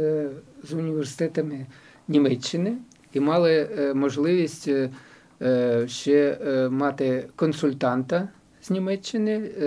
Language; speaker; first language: Ukrainian; non-native, local second language; Russian